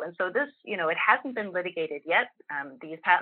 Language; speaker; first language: English; native; English